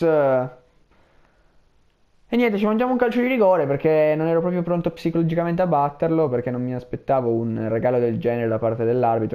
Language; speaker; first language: Italian; native; Italian